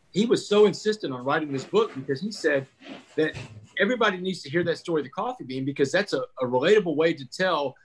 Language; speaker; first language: English; native; English